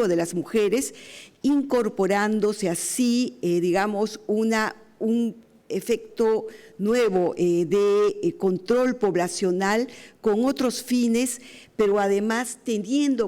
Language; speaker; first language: Spanish; native; Spanish